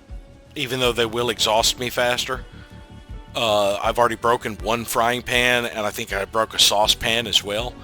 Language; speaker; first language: English; native; English